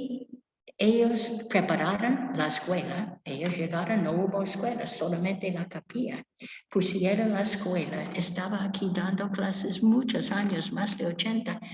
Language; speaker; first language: Spanish; non-native, fluent; English